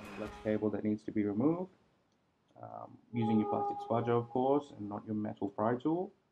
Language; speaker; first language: English; native; English